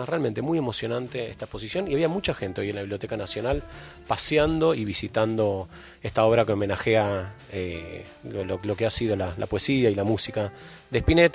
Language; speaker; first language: Spanish; native; Spanish